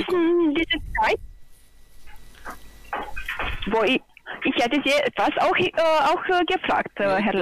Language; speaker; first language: German; non-native, learner; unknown